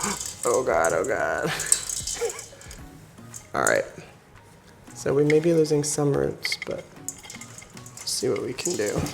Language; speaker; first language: English; native; English